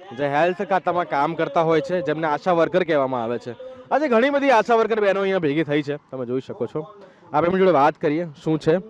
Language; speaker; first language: Gujarati; native; Gujarati